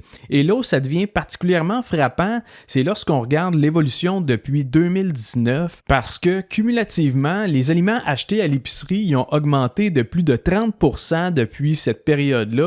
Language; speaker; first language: French; native; French